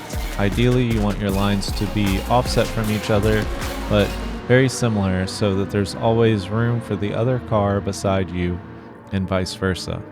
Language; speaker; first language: English; native; English